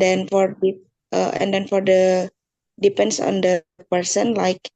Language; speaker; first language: English; non-native, learner; Indonesian